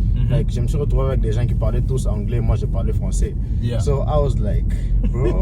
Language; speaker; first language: French; non-native, local second language; Swahili